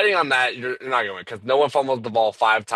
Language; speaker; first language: English; native; English